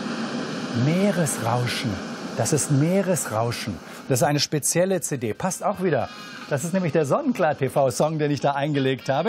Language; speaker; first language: German; native; German